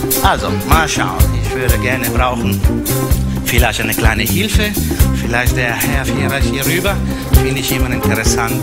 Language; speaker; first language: German; non-native, fluent; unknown